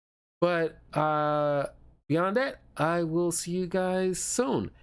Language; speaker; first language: English; native; English